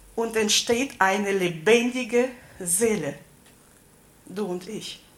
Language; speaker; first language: German; non-native, fluent; Russian